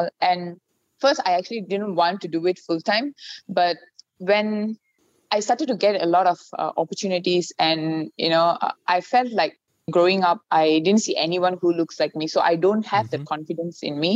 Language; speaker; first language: English; non-native, local second language; Tamil